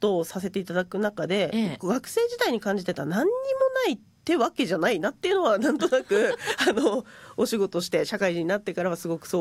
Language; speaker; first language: Japanese; native; Japanese